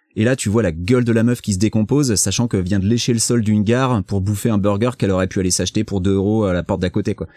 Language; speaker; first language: French; native; French